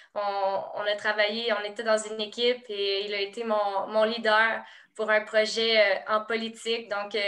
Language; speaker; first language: French; native; French